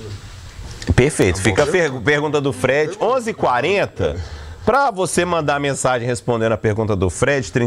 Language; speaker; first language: Portuguese; native; Portuguese